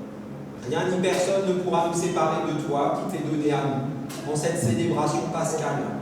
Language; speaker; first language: French; native; French